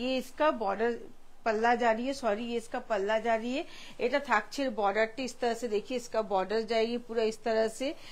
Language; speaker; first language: Hindi; non-native, local second language; Bangla